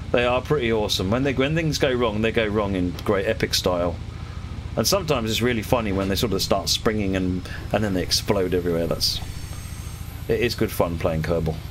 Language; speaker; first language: English; native; English